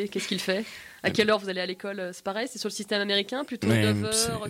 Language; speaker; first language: French; native; French